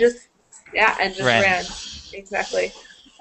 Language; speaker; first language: English; native; English